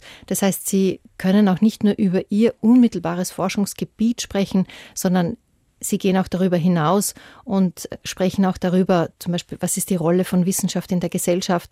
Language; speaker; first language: German; native; German